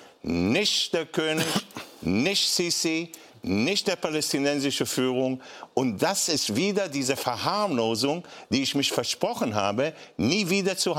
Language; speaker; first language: German; non-native, fluent; Hebrew